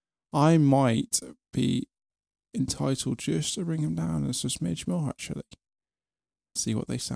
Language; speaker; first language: English; native; English